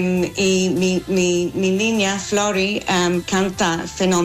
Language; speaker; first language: Spanish; non-native, fluent; English